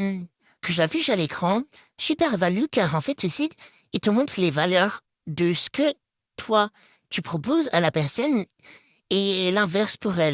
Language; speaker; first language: French; native; French